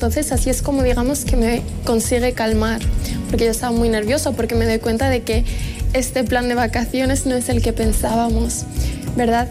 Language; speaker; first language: Spanish; early bilingual, other home language; Arabic